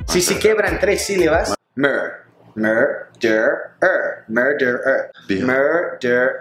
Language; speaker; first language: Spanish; non-native, learner; English